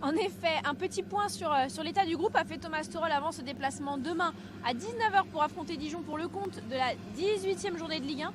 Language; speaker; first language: French; native; French